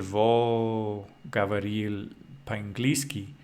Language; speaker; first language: Russian; non-native, learner; English